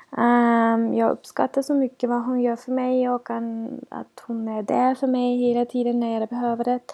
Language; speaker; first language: Swedish; non-native, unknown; German